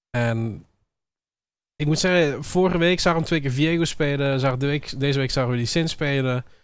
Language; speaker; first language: Dutch; native; Dutch